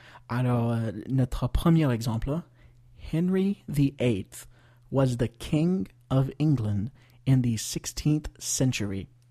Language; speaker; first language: English; native; English